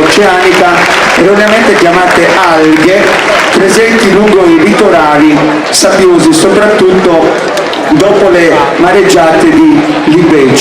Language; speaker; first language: Italian; native; Italian